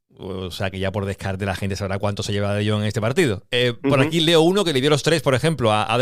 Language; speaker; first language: Spanish; native; Spanish